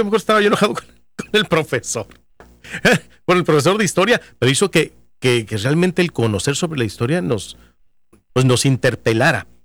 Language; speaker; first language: Spanish; native; Spanish